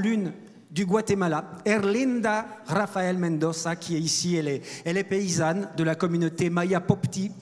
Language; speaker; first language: French; native; French